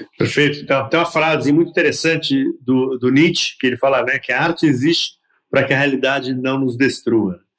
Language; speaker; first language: Portuguese; native; Portuguese